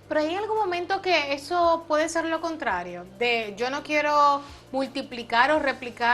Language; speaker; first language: Spanish; native; Spanish